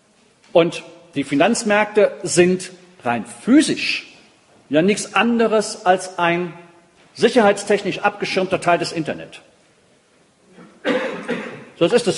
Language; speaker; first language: German; native; German